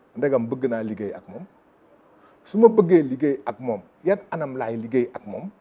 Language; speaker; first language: Wolof; non-native, local second language; Fula